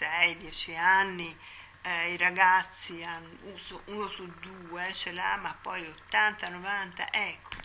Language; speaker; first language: Italian; native; Italian